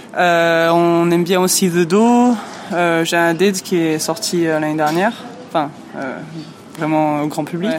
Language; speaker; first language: French; non-native, fluent; English